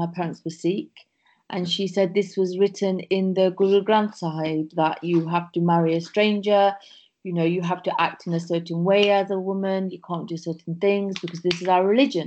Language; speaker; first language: English; native; English